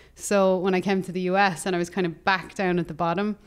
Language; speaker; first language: English; native; English